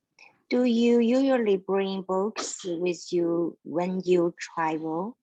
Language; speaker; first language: English; non-native, learner; Chinese